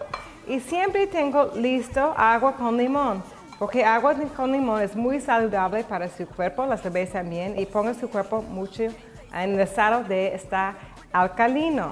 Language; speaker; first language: Spanish; non-native, learner; English